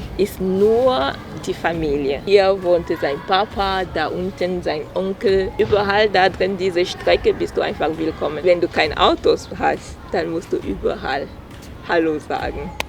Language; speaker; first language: German; non-native, fluent; French